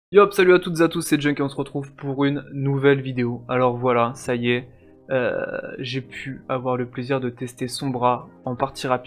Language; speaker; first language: French; native; French